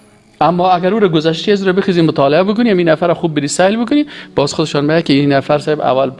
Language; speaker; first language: Persian; native; Persian